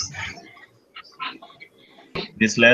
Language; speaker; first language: English; non-native, fluent; Spanish